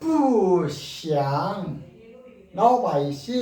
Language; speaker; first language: Chinese; non-native, learner; Korean